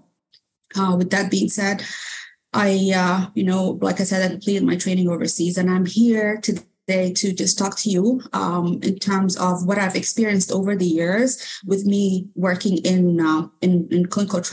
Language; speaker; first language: English; non-native, fluent; Arabic